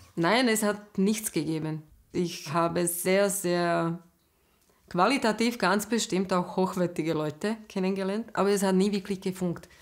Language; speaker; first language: German; non-native, fluent; Slovak